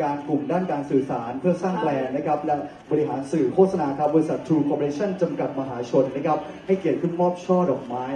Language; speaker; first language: Thai; native; Thai